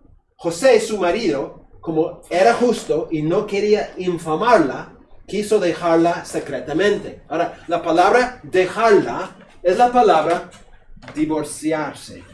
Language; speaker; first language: Spanish; non-native, fluent; English